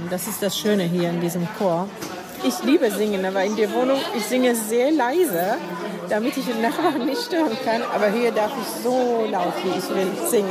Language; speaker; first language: German; non-native, fluent; Arabic